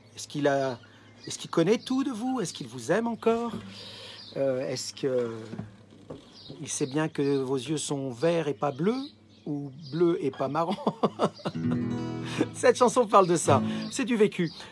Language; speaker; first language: French; native; French